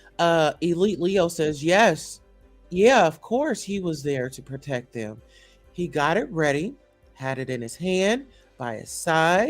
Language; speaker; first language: English; native; English